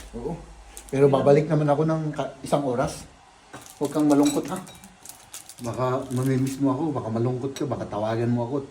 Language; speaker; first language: Filipino; native; Filipino